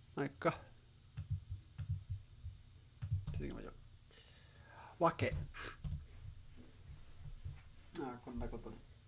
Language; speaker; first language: Japanese; non-native, learner; English